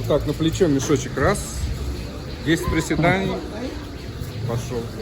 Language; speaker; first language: Russian; native; Russian